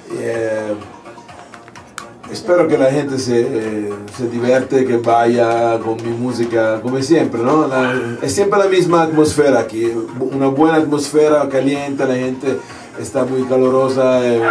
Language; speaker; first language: Spanish; non-native, learner; Italian